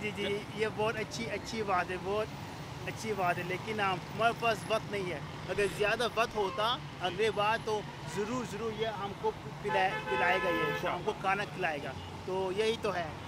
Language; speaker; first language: Hindi; non-native, learner; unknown